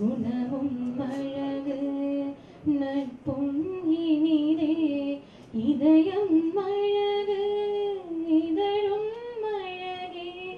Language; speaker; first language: Tamil; native; Tamil